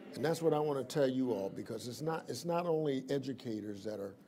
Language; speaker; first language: English; native; English